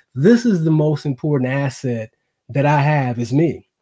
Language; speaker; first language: English; native; English